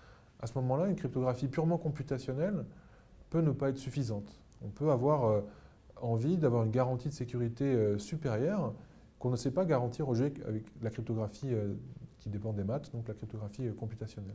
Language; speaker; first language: French; native; French